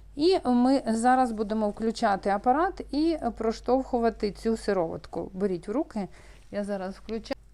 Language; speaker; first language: Ukrainian; non-native, local second language; Russian